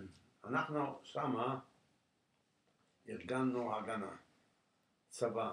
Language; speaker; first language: Hebrew; non-native, fluent; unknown